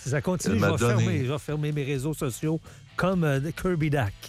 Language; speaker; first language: French; native; French